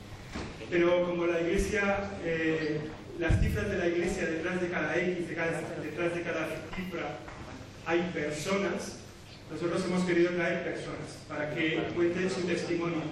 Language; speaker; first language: Spanish; native; Spanish